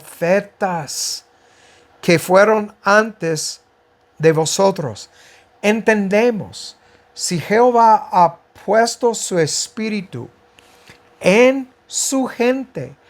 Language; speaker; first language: Spanish; non-native, fluent; English